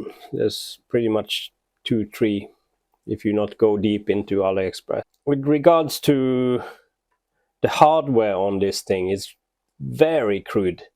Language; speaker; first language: English; non-native, fluent; Norwegian